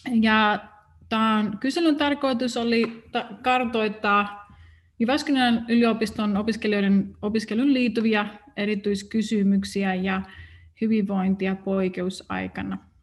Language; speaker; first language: Finnish; non-native, fluent; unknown